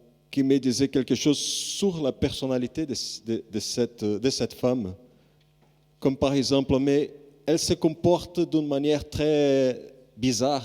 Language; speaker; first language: French; non-native, fluent; Portuguese